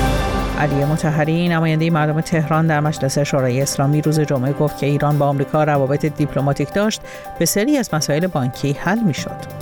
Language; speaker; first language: Persian; native; Persian